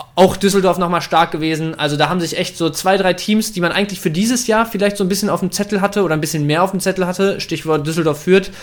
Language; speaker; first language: German; native; German